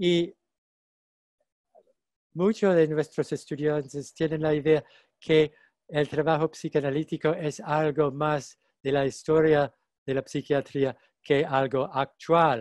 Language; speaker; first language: Spanish; non-native, fluent; English